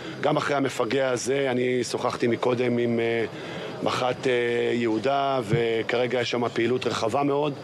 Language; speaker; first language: Hebrew; native; Hebrew